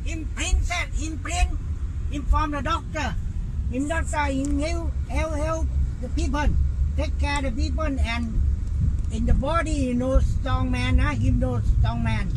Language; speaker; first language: English; non-native, learner; Thai